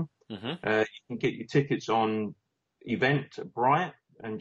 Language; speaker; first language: English; native; English